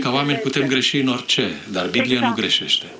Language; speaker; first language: Romanian; native; Romanian